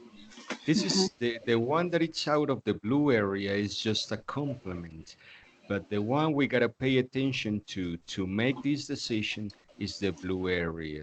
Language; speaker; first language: English; non-native, fluent; Spanish